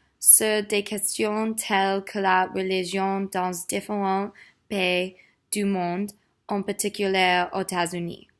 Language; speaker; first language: French; non-native, learner; English